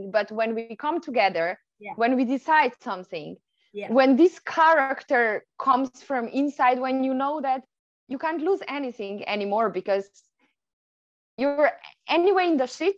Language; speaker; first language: English; non-native, fluent; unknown